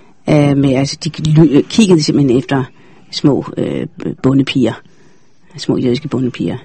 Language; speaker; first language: Danish; native; Danish